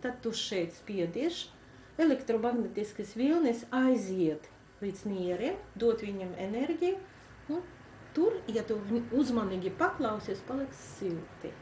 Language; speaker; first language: Latvian; non-native, local second language; Russian